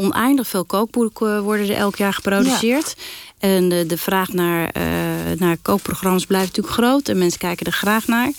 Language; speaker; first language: Dutch; native; Dutch